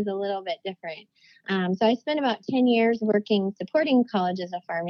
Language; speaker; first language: English; native; English